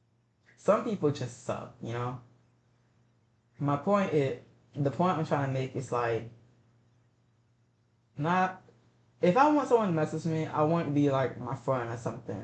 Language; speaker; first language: English; native; English